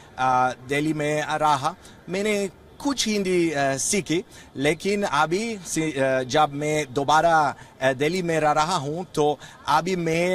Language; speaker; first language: Hindi; non-native, learner; Spanish